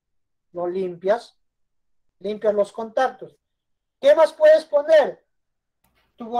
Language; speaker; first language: Spanish; native; Spanish